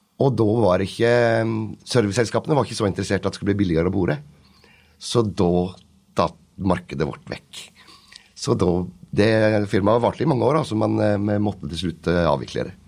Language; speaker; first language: Norwegian; native; Norwegian